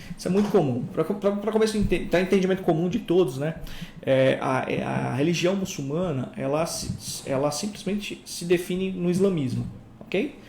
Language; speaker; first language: Portuguese; native; Portuguese